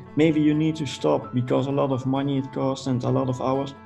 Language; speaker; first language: English; non-native, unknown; Dutch